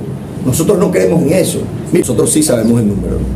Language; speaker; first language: Spanish; native; Spanish